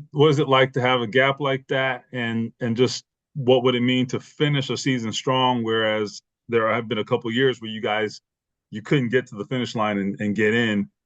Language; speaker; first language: English; native; English